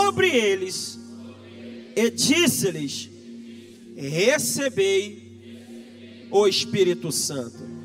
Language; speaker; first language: Portuguese; native; Portuguese